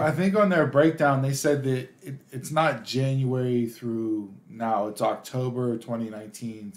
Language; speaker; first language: English; native; English